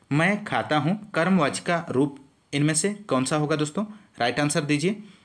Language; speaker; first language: Hindi; native; Hindi